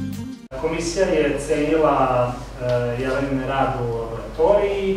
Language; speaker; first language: Serbian; native; Serbian